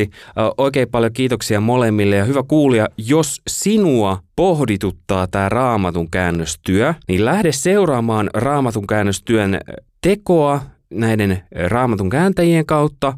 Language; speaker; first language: Finnish; native; Finnish